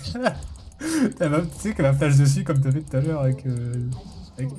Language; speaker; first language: French; native; French